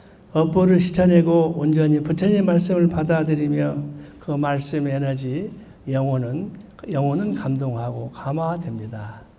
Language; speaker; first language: Korean; native; Korean